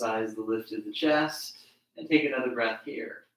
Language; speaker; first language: English; native; English